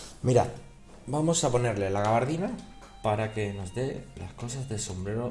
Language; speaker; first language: Spanish; native; Spanish